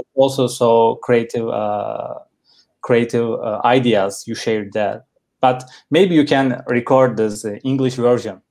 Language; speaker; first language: English; non-native, learner; Turkish